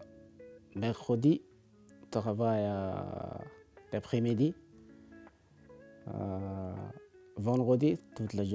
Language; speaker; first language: French; non-native, learner; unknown